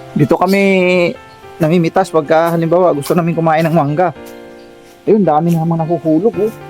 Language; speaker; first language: Filipino; non-native, local second language; Cebuano